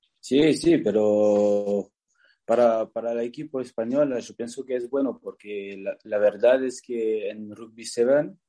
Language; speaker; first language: Spanish; non-native, learner; French